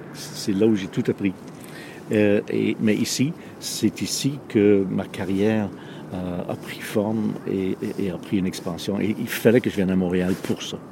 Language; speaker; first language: French; non-native, local second language; English